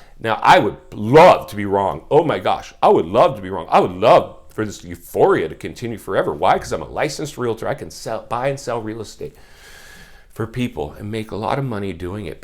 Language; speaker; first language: English; native; English